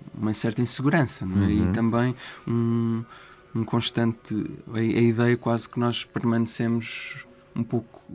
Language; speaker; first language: Portuguese; native; Portuguese